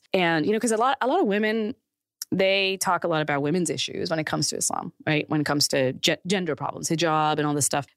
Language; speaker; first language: English; non-native, local second language; Urdu